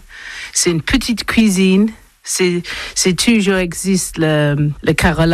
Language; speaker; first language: French; non-native, learner; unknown